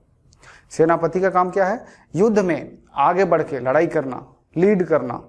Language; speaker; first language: Hindi; native; Hindi